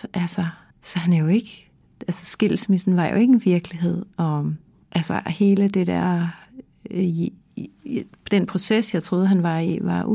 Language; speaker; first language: Danish; native; Danish